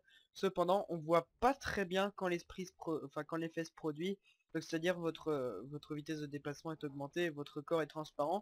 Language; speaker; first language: French; native; French